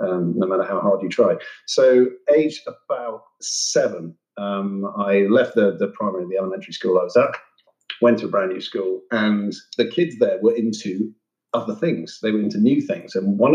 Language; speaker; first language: English; native; English